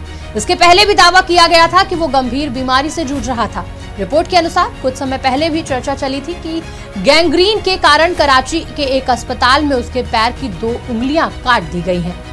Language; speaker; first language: Hindi; native; Hindi